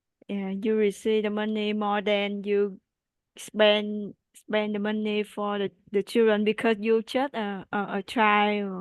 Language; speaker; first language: English; non-native, learner; Vietnamese